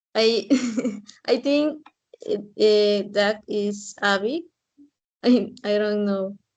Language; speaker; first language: English; non-native, learner; Spanish